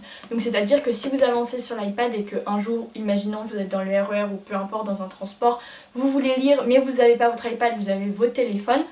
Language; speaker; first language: French; native; French